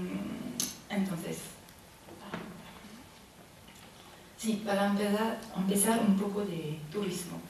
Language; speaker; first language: Spanish; non-native, learner; French